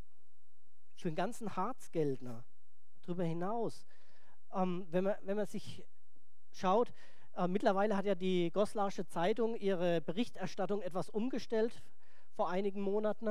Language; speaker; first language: German; native; German